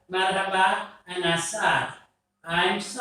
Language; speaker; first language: Arabic; non-native, learner; Urdu